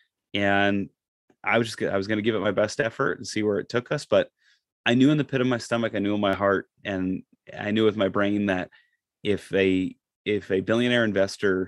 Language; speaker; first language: English; native; English